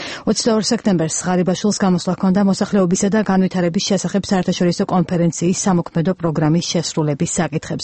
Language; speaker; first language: Georgian; native; Georgian